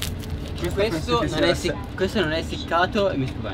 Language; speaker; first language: Italian; native; Italian